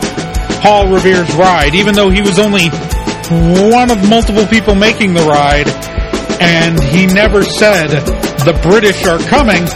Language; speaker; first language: English; native; English